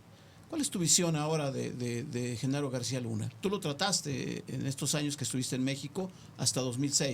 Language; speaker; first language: Spanish; native; Spanish